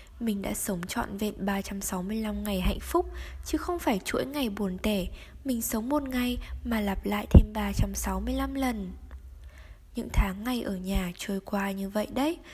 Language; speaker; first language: Vietnamese; native; Vietnamese